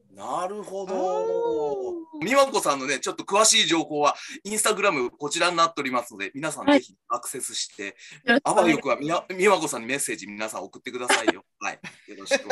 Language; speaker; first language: Japanese; native; Japanese